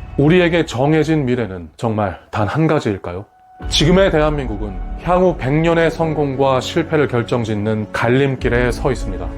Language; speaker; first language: Korean; native; Korean